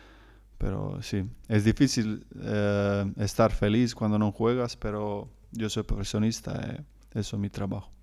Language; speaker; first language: Spanish; non-native, learner; Croatian